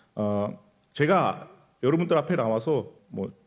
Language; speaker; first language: Korean; non-native, fluent; Hindi